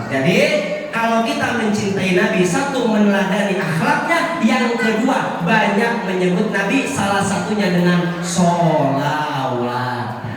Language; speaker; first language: Indonesian; non-native, local second language; Sundanese